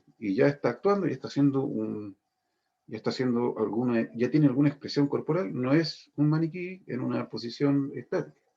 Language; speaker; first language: Spanish; native; Spanish